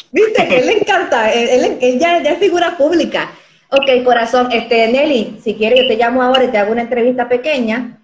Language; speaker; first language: Spanish; native; Spanish